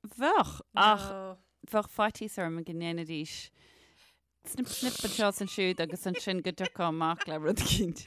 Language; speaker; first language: Irish; native; Irish